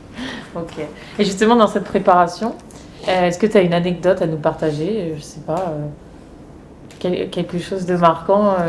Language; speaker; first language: French; native; French